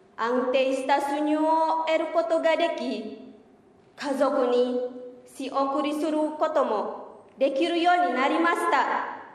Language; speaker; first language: Japanese; non-native, fluent; Indonesian